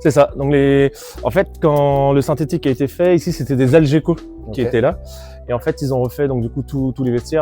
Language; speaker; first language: French; native; French